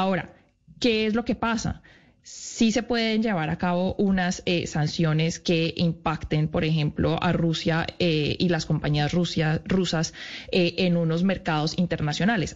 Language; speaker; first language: Spanish; native; Spanish